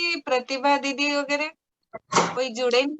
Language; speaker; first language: Hindi; native; Hindi